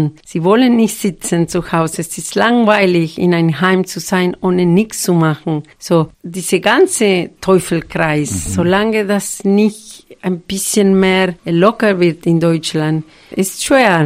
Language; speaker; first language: German; non-native, fluent; Spanish